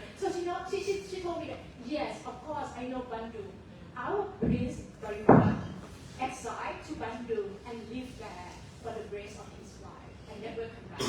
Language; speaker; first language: English; non-native, fluent; Thai